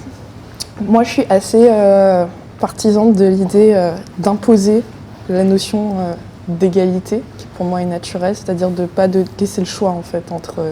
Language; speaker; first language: French; native; French